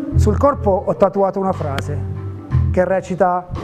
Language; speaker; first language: Italian; native; Italian